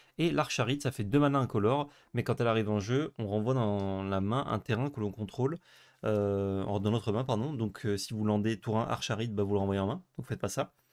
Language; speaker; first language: French; native; French